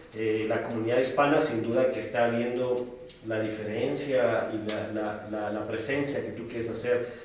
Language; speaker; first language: Spanish; native; Spanish